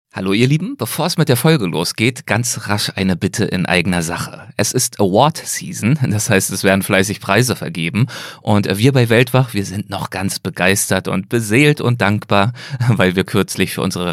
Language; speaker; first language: German; native; German